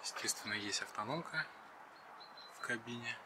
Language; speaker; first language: Russian; native; Russian